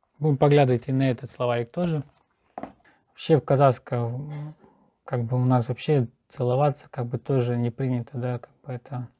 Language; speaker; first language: Russian; native; Russian